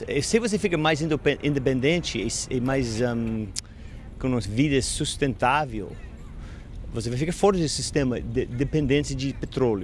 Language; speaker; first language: Portuguese; non-native, fluent; English